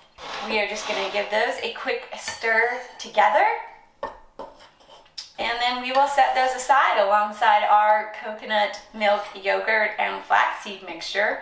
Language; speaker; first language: English; native; English